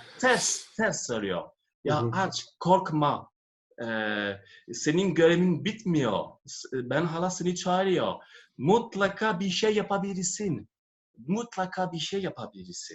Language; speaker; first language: Turkish; non-native, fluent; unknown